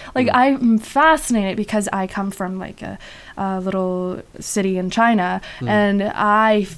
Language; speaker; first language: English; non-native, fluent; Chinese